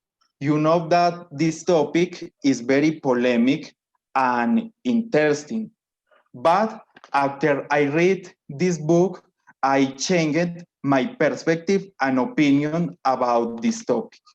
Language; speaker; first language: English; non-native, learner; Spanish